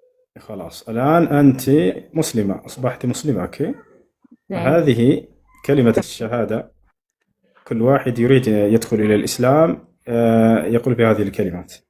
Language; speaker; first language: Arabic; non-native, fluent; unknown